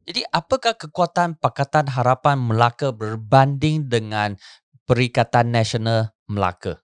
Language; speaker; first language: Malay; non-native, local second language; Chinese